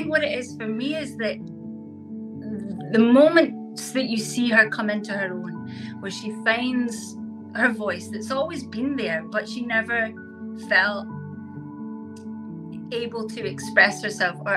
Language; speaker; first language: English; native; English